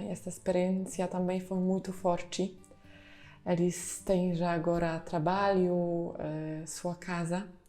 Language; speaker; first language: Portuguese; non-native, fluent; Polish